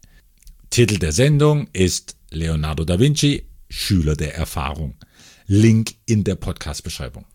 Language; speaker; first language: German; native; German